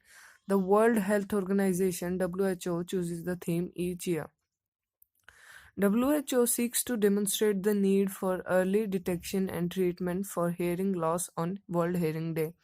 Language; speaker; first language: English; non-native, local second language; Hindi